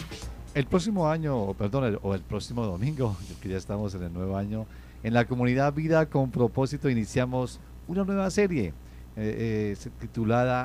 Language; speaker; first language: Spanish; native; Spanish